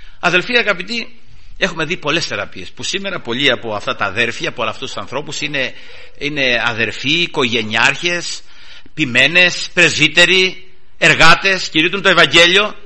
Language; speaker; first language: Greek; native; Greek